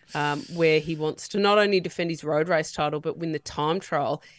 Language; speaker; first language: English; native; English